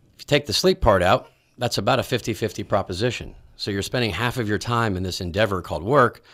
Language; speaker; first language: English; native; English